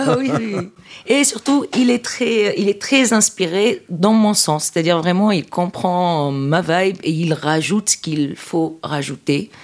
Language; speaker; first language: French; non-native, local second language; Arabic